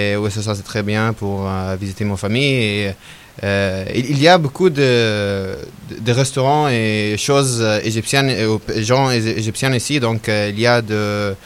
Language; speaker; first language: French; non-native, learner; Arabic